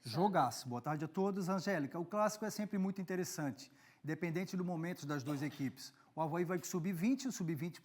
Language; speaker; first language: Portuguese; native; Portuguese